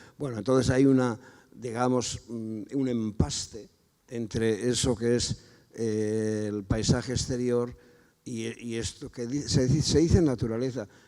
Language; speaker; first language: Spanish; non-native, local second language; Basque